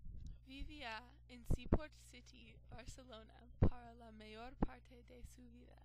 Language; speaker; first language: Spanish; non-native, learner; English